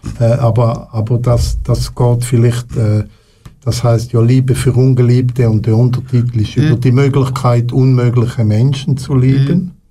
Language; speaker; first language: German; non-native, local second language; French